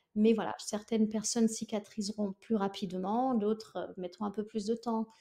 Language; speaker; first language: French; non-native, fluent; German